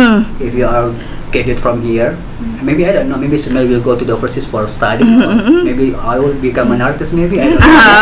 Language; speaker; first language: English; non-native, learner; Indonesian